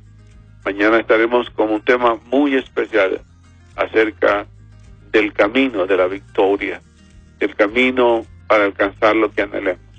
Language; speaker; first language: Spanish; native; Spanish